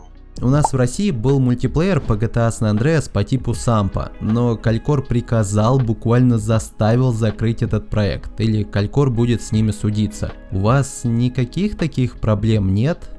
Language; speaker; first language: Russian; native; Russian